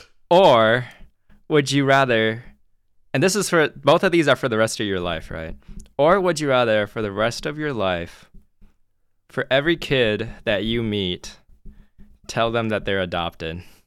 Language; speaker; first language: English; early bilingual, other home language; Chinese